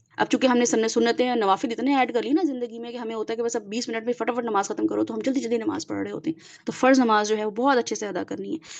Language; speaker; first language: Urdu; native; Urdu